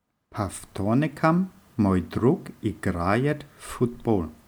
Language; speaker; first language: Russian; non-native, learner; German